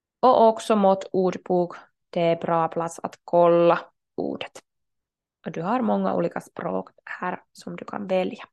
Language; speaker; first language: Swedish; non-native, local second language; Finnish